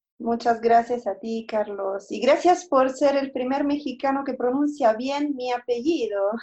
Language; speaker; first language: Spanish; non-native, fluent; Italian